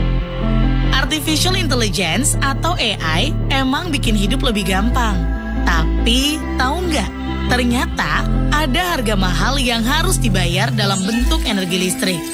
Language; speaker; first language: Indonesian; native; Indonesian